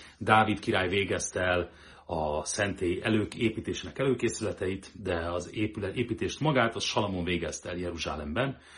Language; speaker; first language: Hungarian; native; Hungarian